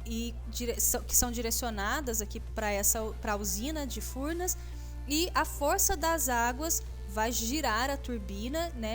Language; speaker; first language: Portuguese; native; Portuguese